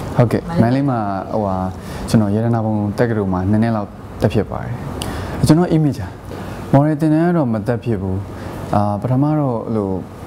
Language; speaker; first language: Burmese; native; Burmese